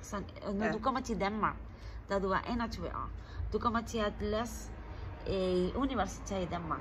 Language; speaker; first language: Danish; non-native, learner; Spanish